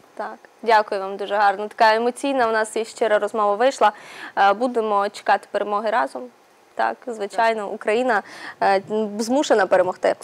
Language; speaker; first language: Ukrainian; native; Ukrainian